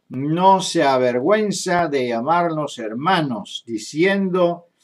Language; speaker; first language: Spanish; non-native, fluent; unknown